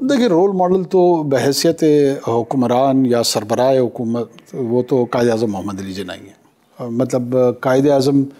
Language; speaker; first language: Urdu; non-native, local second language; Pashto